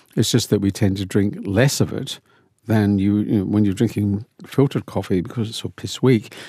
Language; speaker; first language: English; native; English